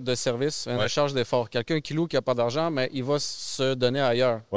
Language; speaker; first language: French; early bilingual, other home language; Russian